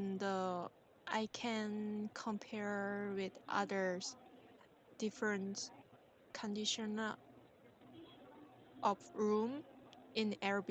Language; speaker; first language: English; non-native, learner; Korean